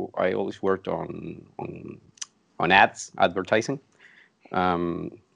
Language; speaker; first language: English; non-native, fluent; Spanish